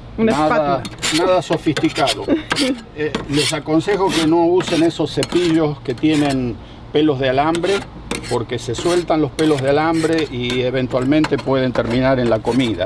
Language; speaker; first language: Spanish; native; Spanish